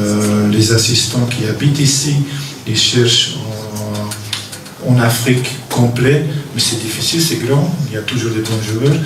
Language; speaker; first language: French; non-native, local second language; Dutch